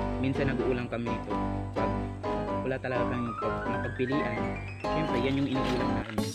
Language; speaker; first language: Filipino; non-native, local second language; Waray